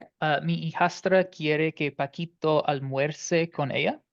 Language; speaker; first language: Spanish; non-native, learner; English